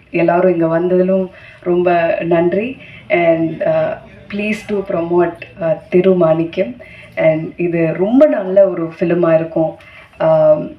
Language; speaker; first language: Tamil; non-native, fluent; Malayalam